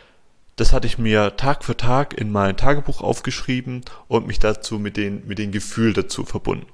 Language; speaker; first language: German; native; German